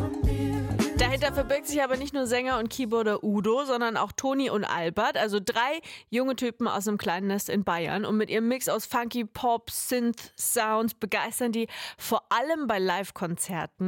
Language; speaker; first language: German; native; German